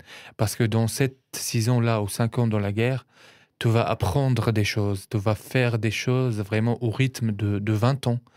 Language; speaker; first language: French; non-native, learner; Arabic